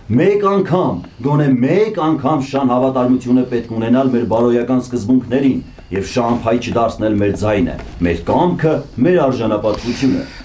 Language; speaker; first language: Armenian; native; Armenian